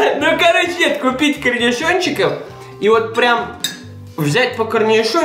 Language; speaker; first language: Russian; native; Russian